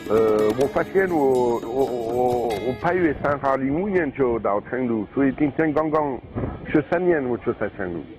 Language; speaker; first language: Chinese; non-native, fluent; French